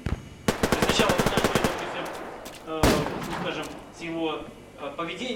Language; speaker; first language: Russian; native; Russian